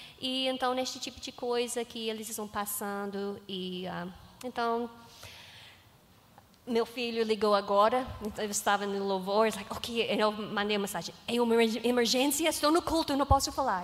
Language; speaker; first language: Portuguese; non-native, learner; English